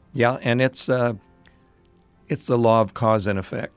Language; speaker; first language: English; native; English